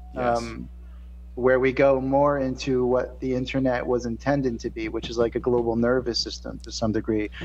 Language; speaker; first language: English; native; English